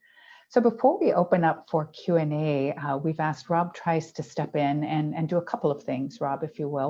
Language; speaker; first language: English; native; English